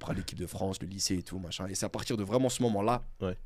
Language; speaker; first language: French; native; French